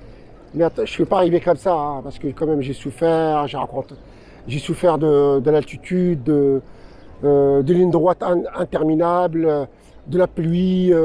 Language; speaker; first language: French; non-native, local second language; Arabic